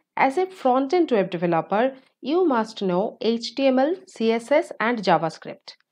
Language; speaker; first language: English; non-native, local second language; Bangla